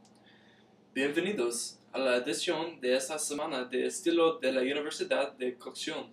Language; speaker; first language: Spanish; non-native, learner; English